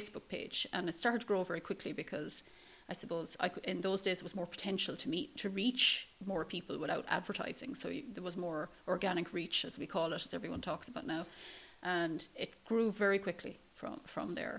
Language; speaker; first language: English; native; English